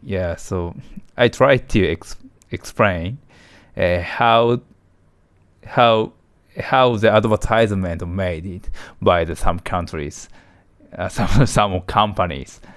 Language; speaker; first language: English; non-native, learner; Japanese